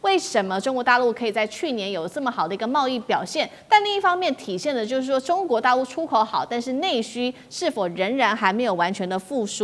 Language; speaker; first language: Chinese; native; Chinese